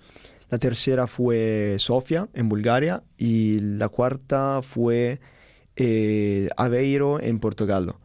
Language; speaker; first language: Spanish; non-native, learner; Italian